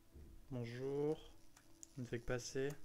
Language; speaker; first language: French; native; French